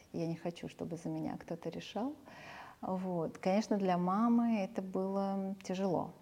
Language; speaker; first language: Russian; early bilingual, other home language; Armenian